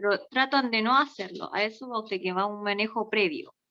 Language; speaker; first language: Spanish; native; Spanish